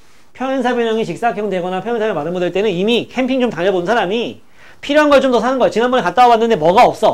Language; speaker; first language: Korean; native; Korean